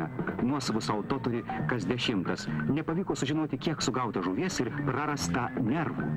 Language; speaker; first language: Lithuanian; native; Lithuanian